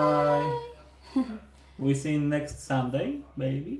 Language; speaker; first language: English; non-native, learner; Polish